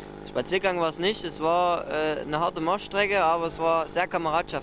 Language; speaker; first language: German; native; German